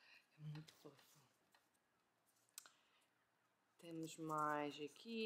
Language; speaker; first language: Portuguese; early bilingual, heritage; Portuguese